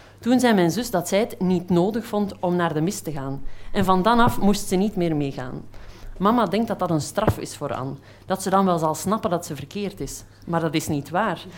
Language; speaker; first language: Dutch; native; Dutch